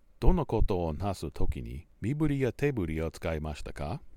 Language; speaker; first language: Japanese; non-native, learner; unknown